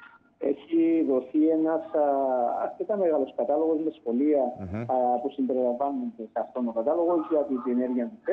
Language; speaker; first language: Greek; native; Greek